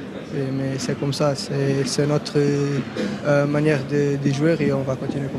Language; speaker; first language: French; non-native, learner; Portuguese